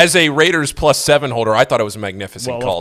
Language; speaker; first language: English; native; English